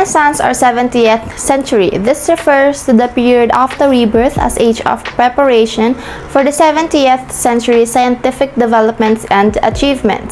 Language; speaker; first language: English; non-native, local second language; Filipino